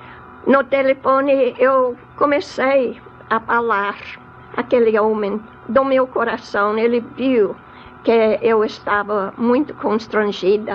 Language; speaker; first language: Portuguese; non-native, fluent; English